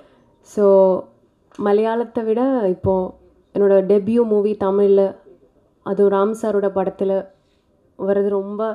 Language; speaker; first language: Tamil; non-native, local second language; Malayalam